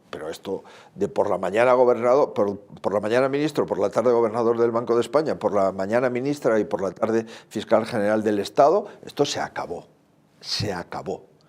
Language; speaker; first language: Spanish; native; Spanish